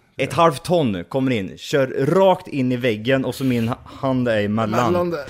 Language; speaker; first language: Swedish; native; Swedish